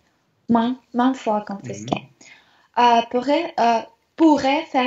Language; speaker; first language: French; non-native, learner; Russian